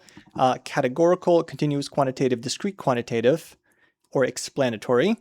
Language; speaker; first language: English; native; English